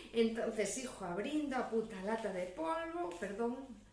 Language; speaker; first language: Spanish; non-native, local second language; Galician